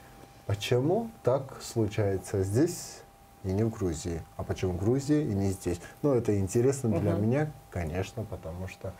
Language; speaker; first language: Russian; non-native, learner; Georgian